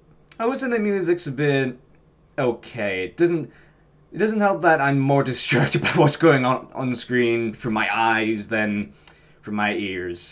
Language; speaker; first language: English; native; English